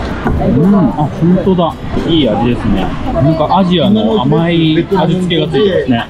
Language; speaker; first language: Japanese; native; Japanese